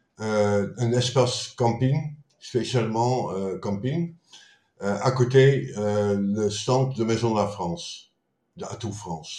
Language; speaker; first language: French; non-native, fluent; Dutch